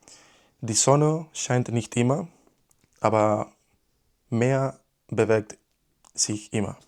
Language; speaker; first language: German; non-native, learner; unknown